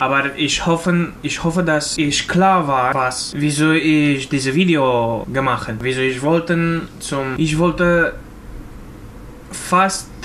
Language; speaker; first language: German; non-native, learner; Romanian